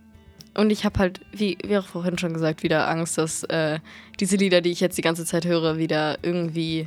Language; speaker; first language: German; native; German